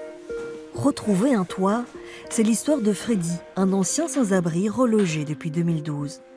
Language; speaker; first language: French; native; French